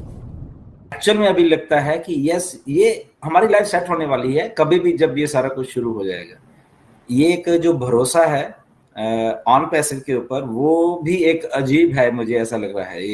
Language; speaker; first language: Hindi; native; Hindi